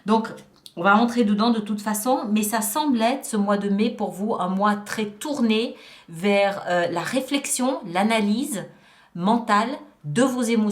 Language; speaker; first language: French; native; French